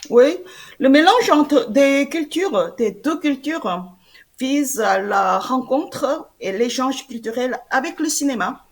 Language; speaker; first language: French; non-native, fluent; Korean